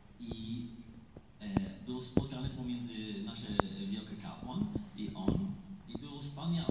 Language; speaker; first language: Polish; non-native, learner; English